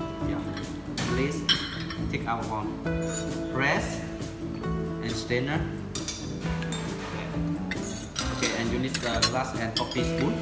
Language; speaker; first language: English; non-native, learner; Vietnamese